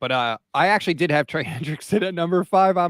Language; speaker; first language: English; native; English